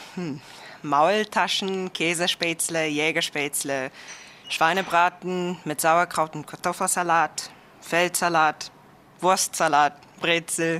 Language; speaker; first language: German; non-native, fluent; Afrikaans